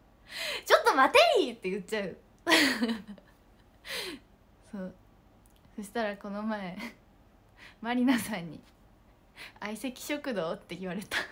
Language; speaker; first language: Japanese; native; Japanese